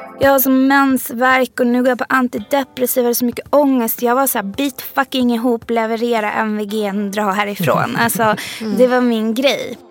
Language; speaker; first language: Swedish; early bilingual, other home language; Persian